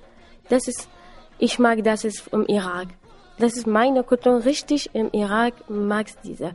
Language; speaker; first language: German; non-native, learner; Assyrian Neo-Aramaic